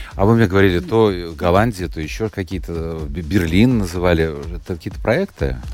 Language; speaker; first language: Russian; native; Russian